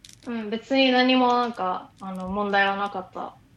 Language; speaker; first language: Japanese; native; Japanese